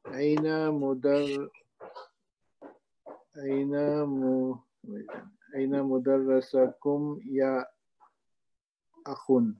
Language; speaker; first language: Arabic; non-native, learner; English